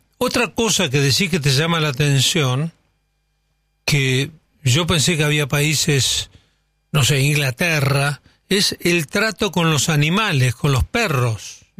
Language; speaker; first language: Spanish; native; Spanish